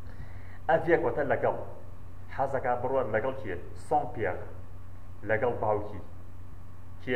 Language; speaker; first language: French; non-native, learner; Central Kurdish